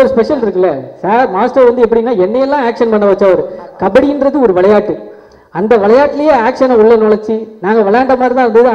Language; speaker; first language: Tamil; native; Tamil